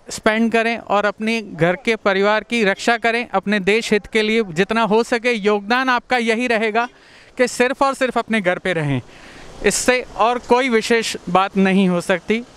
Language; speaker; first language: Hindi; non-native, local second language; Sindhi